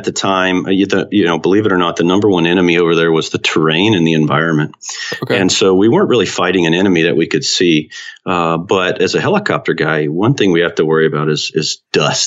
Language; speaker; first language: English; native; English